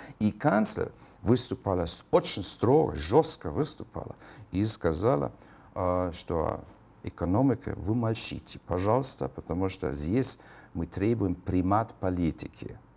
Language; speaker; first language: Russian; non-native, fluent; German